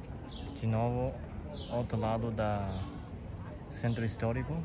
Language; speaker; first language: Portuguese; non-native, fluent; Chinese